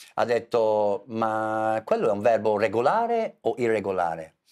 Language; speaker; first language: Italian; non-native, fluent; English